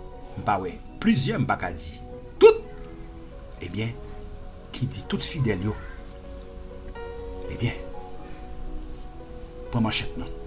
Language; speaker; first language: French; non-native, local second language; Haitian Creole